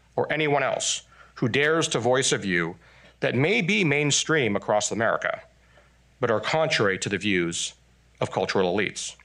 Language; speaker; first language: English; non-native, fluent; Chinese